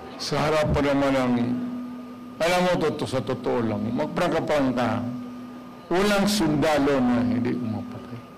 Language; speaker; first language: Filipino; non-native, local second language; Cebuano